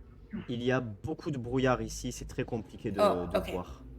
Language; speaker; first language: French; native; French